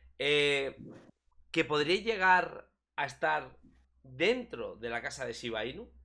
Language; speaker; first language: Spanish; native; Spanish